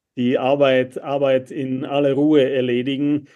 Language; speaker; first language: German; non-native, fluent; Czech